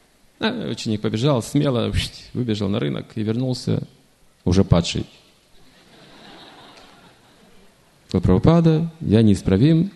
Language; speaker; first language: Russian; native; Russian